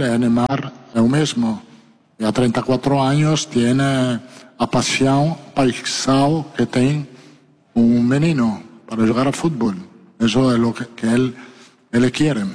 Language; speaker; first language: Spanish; non-native, fluent; Italian